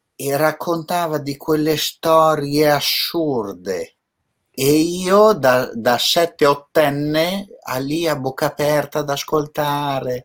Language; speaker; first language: Italian; native; Italian